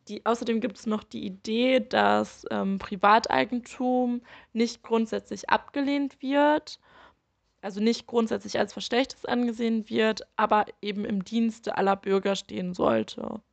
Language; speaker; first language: German; native; German